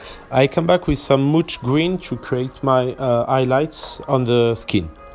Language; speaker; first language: English; non-native, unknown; French